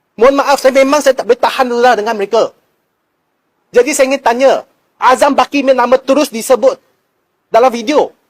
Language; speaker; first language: Malay; non-native, local second language; Chinese